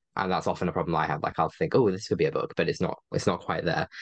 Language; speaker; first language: English; native; English